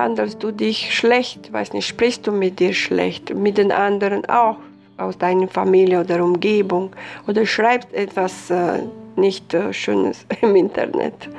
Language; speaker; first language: German; non-native, fluent; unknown